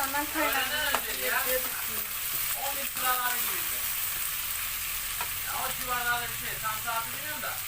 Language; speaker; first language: Turkish; native; Turkish